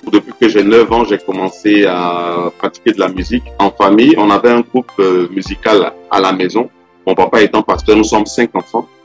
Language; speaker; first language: French; non-native, local second language; Yoruba